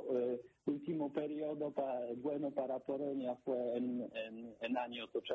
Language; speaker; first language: Spanish; non-native, learner; Polish